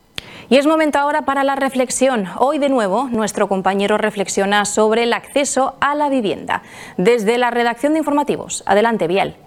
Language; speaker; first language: Spanish; native; Spanish